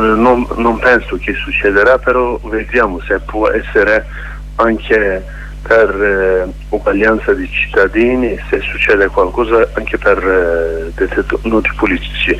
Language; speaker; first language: Italian; non-native, learner; Kurdish